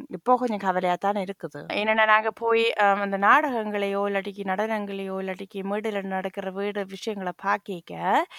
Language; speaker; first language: Tamil; early bilingual, heritage; Tamil